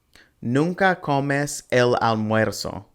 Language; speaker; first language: Spanish; non-native, fluent; English